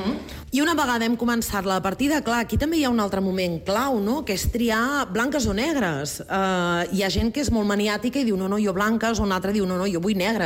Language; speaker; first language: Catalan; native; Catalan